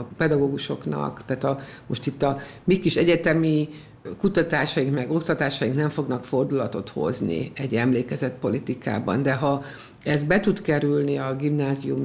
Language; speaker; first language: Hungarian; native; Hungarian